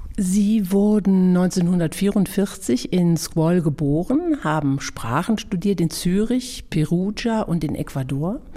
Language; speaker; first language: German; native; German